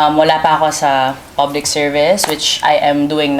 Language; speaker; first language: Filipino; native; Filipino